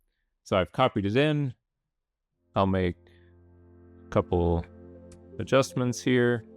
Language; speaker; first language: English; native; English